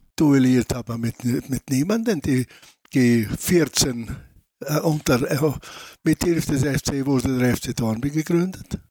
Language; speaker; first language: German; native; German